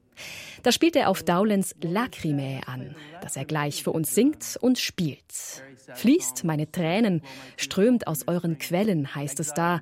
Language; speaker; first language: German; native; German